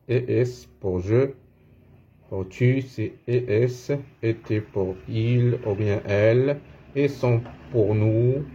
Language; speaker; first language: French; non-native, fluent; Arabic